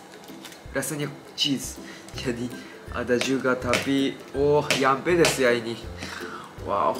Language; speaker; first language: Indonesian; non-native, learner; Japanese